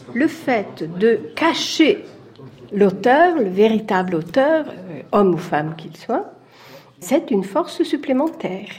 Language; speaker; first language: French; non-native, fluent; Italian